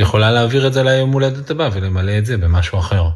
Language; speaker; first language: Hebrew; native; Hebrew